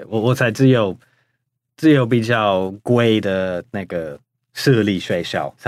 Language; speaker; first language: Chinese; non-native, fluent; English